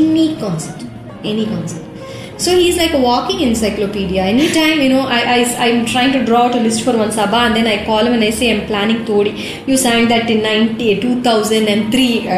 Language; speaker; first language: English; non-native, local second language; Tamil